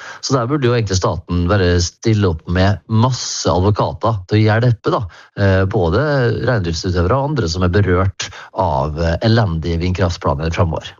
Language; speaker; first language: Norwegian; native; Norwegian